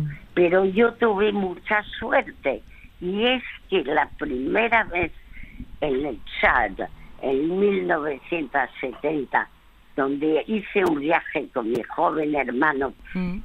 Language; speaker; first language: Spanish; early bilingual, other home language; French